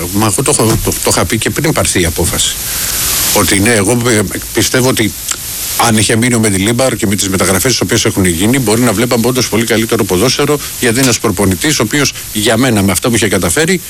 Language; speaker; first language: Greek; native; Greek